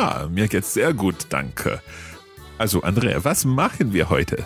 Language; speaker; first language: German; non-native, learner; English